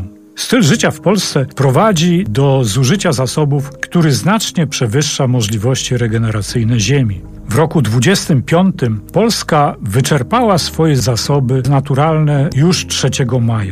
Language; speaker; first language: Polish; native; Polish